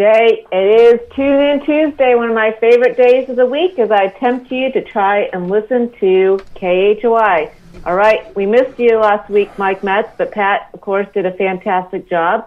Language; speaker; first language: English; native; English